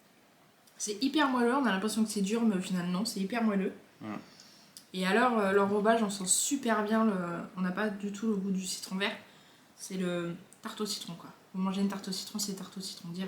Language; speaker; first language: French; native; French